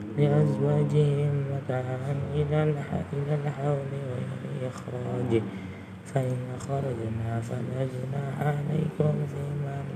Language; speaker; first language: Arabic; non-native, learner; Indonesian